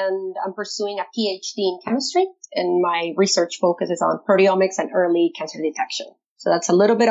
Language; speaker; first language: English; non-native, fluent; Spanish